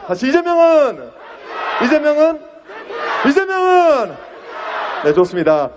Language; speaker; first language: Korean; native; Korean